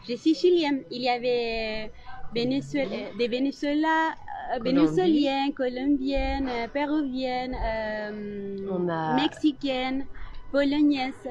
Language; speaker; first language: French; non-native, local second language; Spanish